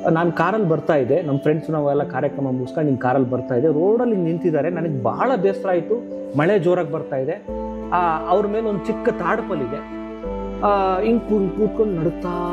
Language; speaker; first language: Kannada; native; Kannada